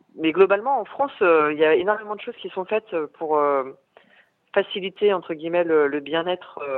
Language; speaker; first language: French; native; French